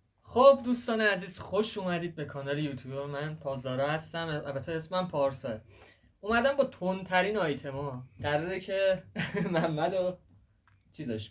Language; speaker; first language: Persian; native; Persian